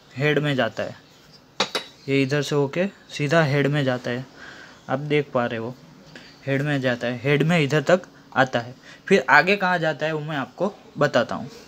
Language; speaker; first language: Hindi; native; Hindi